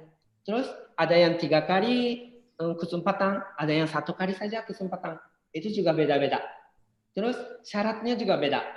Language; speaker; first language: Indonesian; non-native, fluent; Japanese